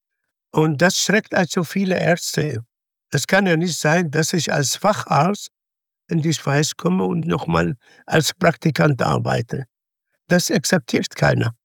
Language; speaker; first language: German; non-native, fluent; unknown